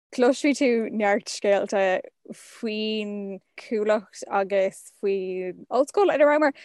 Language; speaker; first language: Irish; non-native, local second language; English